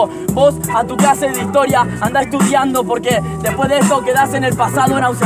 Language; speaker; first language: Spanish; native; Spanish